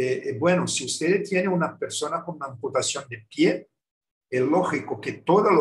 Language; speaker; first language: Spanish; non-native, learner; Portuguese